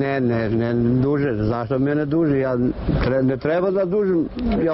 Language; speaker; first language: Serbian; non-native, learner; Albanian